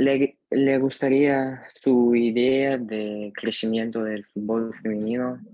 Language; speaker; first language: Spanish; non-native, learner; Russian